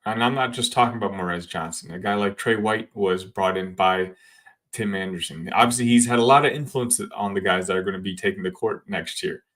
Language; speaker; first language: English; native; English